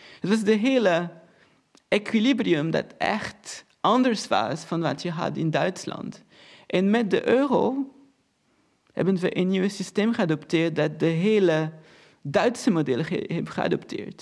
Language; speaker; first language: Dutch; non-native, fluent; Portuguese